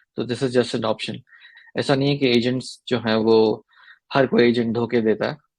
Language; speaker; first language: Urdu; native; Urdu